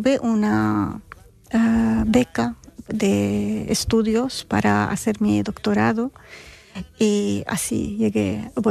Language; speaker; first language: Spanish; non-native, fluent; Arabic